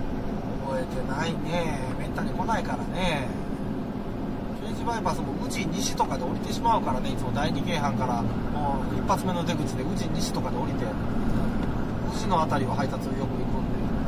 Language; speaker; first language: Japanese; native; Japanese